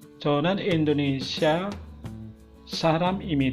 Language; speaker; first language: Korean; non-native, fluent; Indonesian